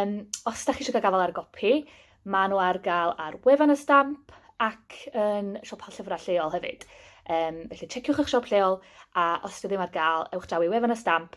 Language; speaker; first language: Welsh; native; Welsh